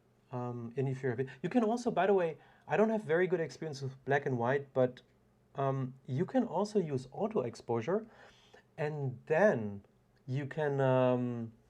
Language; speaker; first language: English; non-native, fluent; German